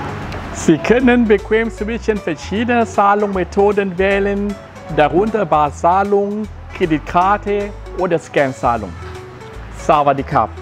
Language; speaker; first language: German; non-native, fluent; Thai